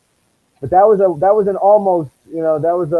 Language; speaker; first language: English; native; English